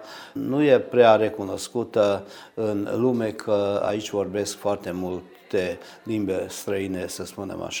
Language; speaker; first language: Romanian; early bilingual, heritage; Romanian